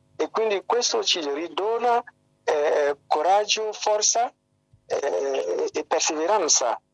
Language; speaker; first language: Italian; non-native, fluent; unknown